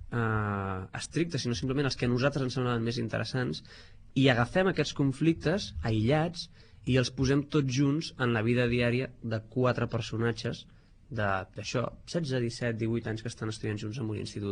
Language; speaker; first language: Catalan; native; Catalan